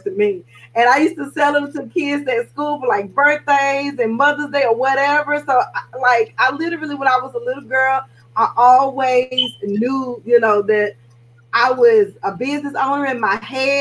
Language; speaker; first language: English; native; English